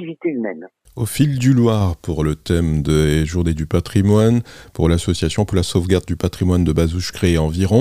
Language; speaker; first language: French; native; French